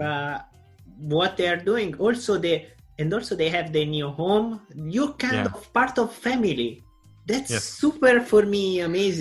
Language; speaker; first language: English; non-native, learner; Italian